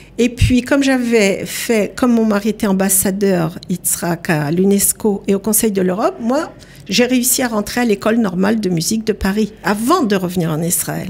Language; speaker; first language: French; native; French